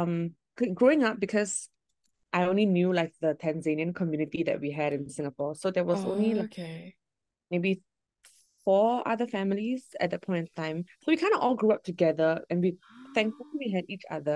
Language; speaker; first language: English; native; English